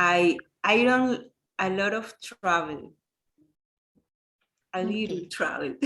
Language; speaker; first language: English; non-native, learner; Spanish